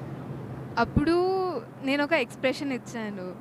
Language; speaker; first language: Telugu; non-native, fluent; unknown